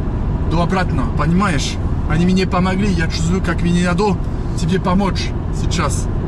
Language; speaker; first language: Russian; non-native, learner; French